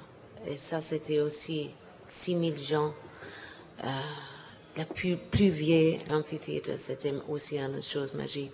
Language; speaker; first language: French; non-native, learner; English